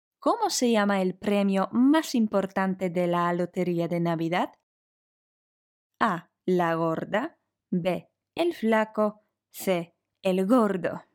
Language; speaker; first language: Spanish; non-native, fluent; Polish